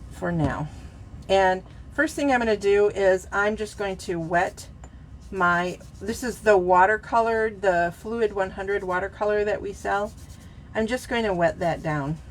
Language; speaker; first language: English; native; English